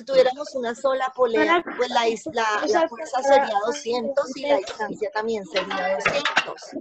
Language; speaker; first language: Spanish; native; Spanish